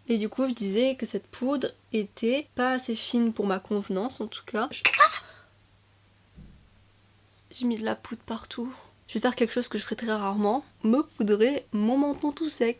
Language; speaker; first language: French; native; French